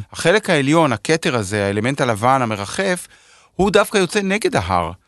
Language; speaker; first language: Hebrew; native; Hebrew